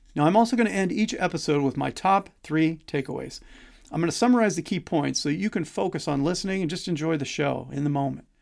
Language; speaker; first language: English; native; English